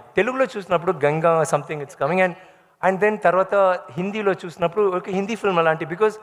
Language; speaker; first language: Telugu; non-native, learner; Tamil